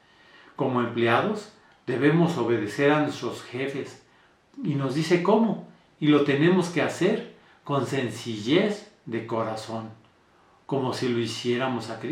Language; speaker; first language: Spanish; native; Spanish